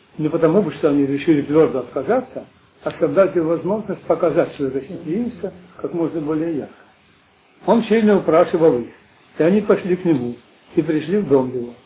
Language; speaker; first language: Russian; early bilingual, heritage; Russian